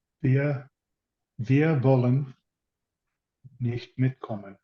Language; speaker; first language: German; non-native, learner; English